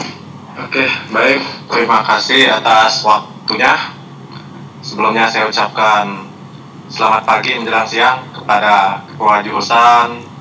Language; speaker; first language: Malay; non-native, local second language; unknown